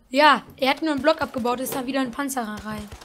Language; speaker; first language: German; native; German